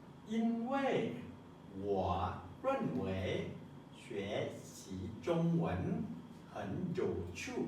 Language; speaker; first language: Chinese; non-native, learner; Lao